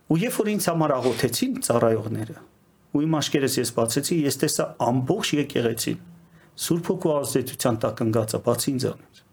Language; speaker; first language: Armenian; native; Armenian